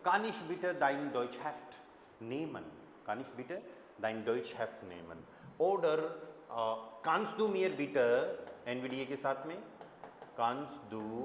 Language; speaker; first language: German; non-native, fluent; Hindi